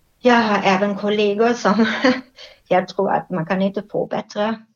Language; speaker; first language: Swedish; non-native, fluent; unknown